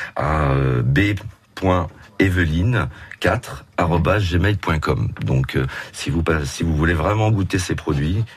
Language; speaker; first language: French; native; French